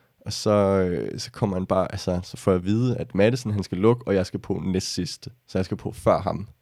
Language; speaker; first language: Danish; native; Danish